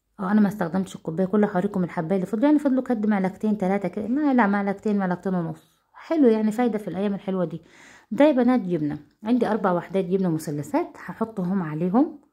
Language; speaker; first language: Arabic; native; Arabic